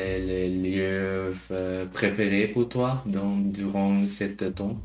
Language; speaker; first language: French; non-native, learner; German